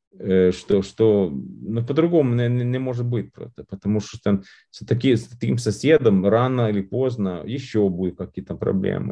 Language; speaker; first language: Russian; non-native, fluent; Lithuanian